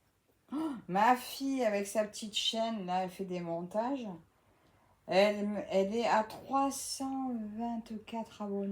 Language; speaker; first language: French; native; French